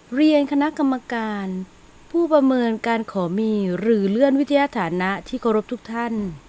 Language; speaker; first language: Thai; non-native, local second language; Malay